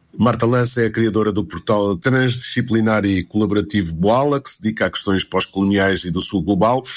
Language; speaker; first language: Portuguese; native; Portuguese